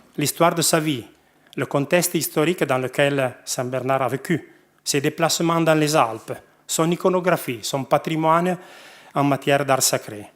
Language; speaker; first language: French; non-native, local second language; Italian